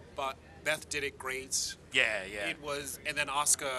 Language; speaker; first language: English; native; English